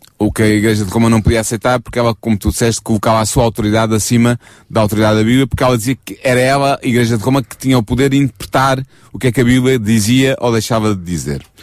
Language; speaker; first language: Portuguese; native; Portuguese